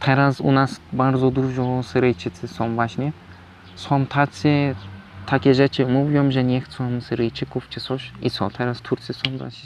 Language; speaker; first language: Polish; non-native, learner; Turkish